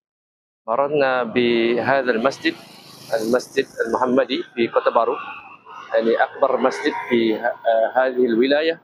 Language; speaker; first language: Arabic; non-native, fluent; Malay